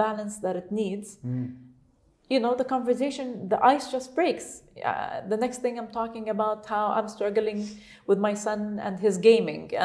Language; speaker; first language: English; non-native, fluent; Arabic